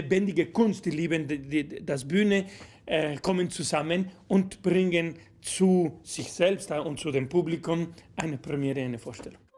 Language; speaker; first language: German; non-native, fluent; Spanish